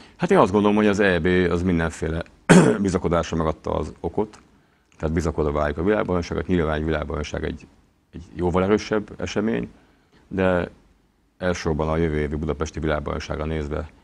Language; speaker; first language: Hungarian; native; Hungarian